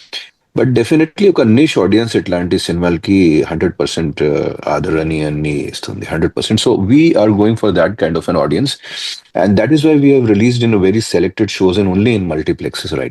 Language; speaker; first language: Telugu; non-native, fluent; Hindi